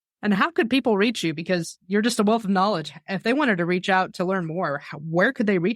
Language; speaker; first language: English; native; English